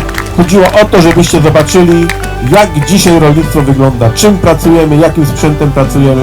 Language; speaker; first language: Polish; native; Polish